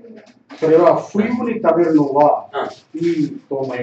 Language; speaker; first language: Japanese; non-native, learner; Tamil